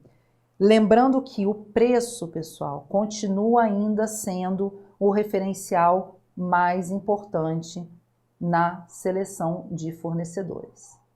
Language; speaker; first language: Portuguese; native; Portuguese